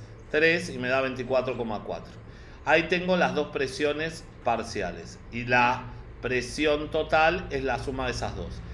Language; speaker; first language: Spanish; native; Spanish